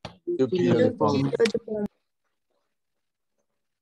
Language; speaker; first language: French; non-native, learner; Spanish